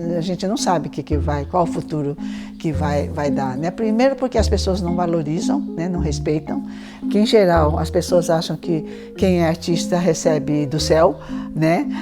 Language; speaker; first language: Portuguese; early bilingual, other home language; Chinese